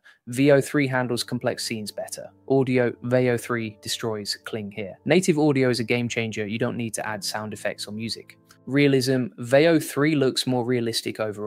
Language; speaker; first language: English; native; English